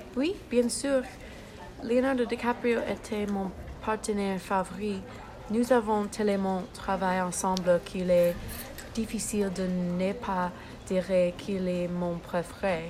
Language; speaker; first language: French; non-native, learner; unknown